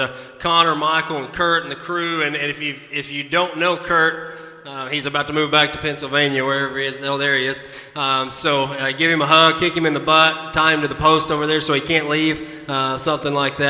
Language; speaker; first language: English; native; English